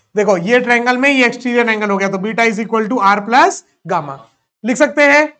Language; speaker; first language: Hindi; native; Hindi